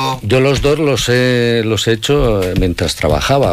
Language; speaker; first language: Spanish; native; Spanish